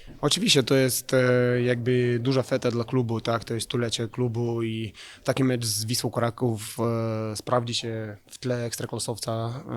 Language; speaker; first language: Polish; non-native, fluent; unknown